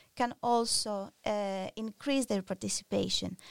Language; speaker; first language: English; non-native, fluent; Greek